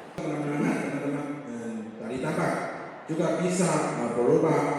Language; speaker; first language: Indonesian; non-native, learner; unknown